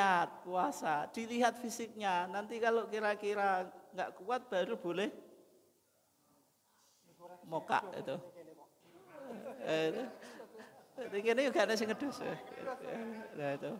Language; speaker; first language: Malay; non-native, local second language; Javanese